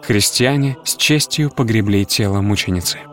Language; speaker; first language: Russian; native; Russian